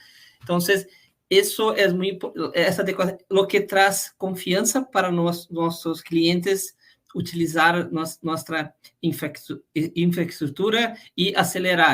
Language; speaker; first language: Spanish; non-native, fluent; Portuguese